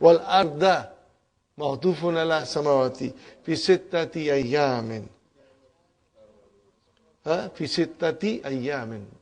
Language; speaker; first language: Arabic; non-native, fluent; English